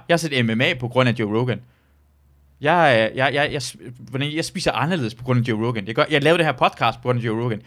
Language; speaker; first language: Danish; early bilingual, other home language; Persian